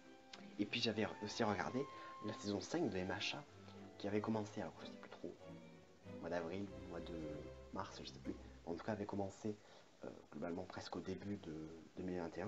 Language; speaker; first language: French; native; French